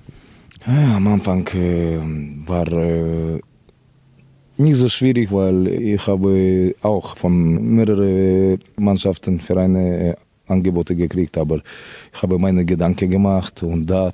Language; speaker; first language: German; non-native, fluent; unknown